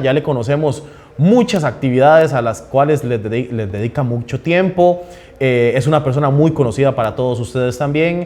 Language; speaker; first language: Spanish; native; Spanish